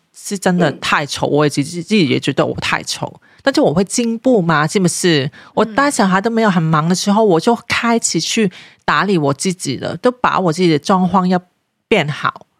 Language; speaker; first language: Chinese; non-native, local second language; Cantonese